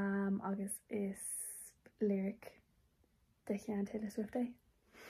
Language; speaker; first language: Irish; non-native, local second language; English